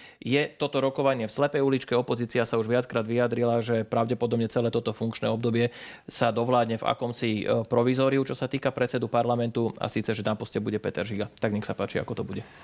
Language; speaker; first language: Slovak; native; Slovak